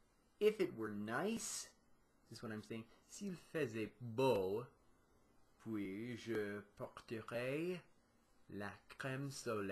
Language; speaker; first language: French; non-native, learner; English